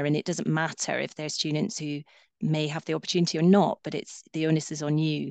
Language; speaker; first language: English; native; English